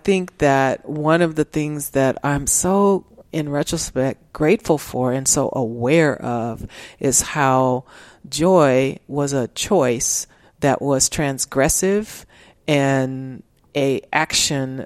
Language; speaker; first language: English; native; English